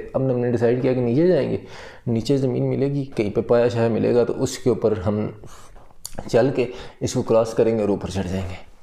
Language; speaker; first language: Urdu; non-native, local second language; Punjabi